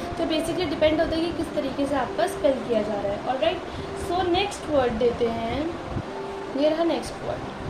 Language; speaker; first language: Hindi; native; Hindi